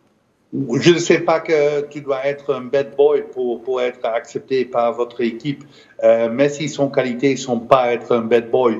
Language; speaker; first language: French; non-native, fluent; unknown